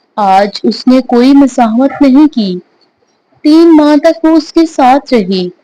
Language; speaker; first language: Urdu; native; Urdu